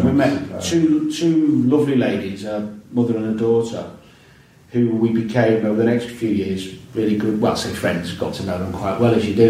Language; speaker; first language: English; native; English